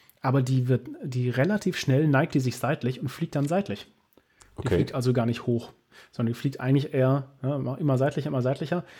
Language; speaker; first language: German; native; German